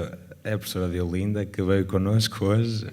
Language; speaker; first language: Portuguese; native; Portuguese